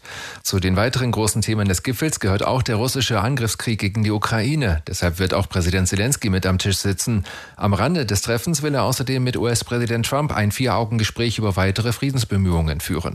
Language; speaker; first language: German; native; German